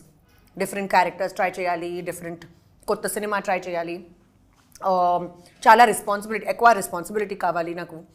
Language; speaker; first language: Telugu; non-native, learner; Hindi